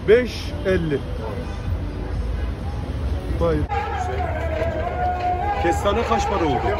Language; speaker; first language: Turkish; native; Turkish